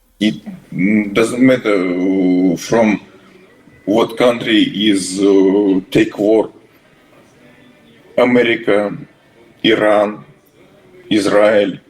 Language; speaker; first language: English; non-native, learner; Russian